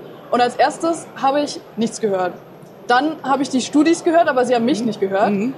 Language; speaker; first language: German; native; German